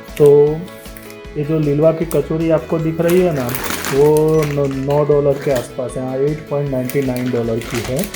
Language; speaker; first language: Hindi; non-native, local second language; Gujarati